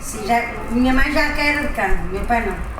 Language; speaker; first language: Portuguese; native; Portuguese